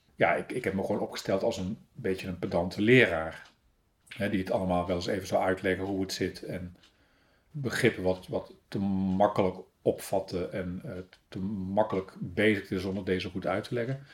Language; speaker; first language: Dutch; native; Dutch